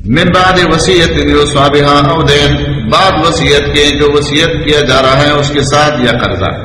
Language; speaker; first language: Urdu; non-native, local second language; Pashto